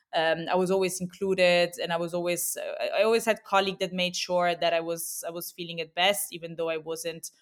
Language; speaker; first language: English; non-native, fluent; Italian